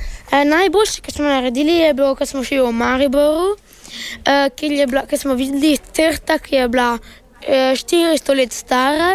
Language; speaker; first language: Slovenian; early bilingual, heritage; Slovenian